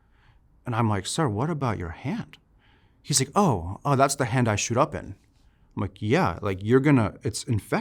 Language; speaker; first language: English; native; English